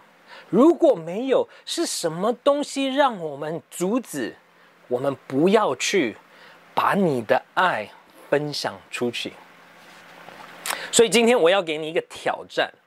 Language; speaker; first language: Chinese; early bilingual, heritage; English